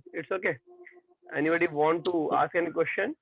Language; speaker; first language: English; non-native, fluent; Hindi